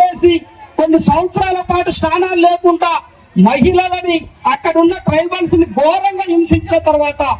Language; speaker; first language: Telugu; non-native, local second language; Koya